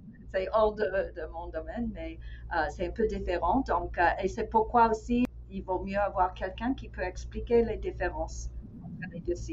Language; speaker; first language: French; non-native, fluent; English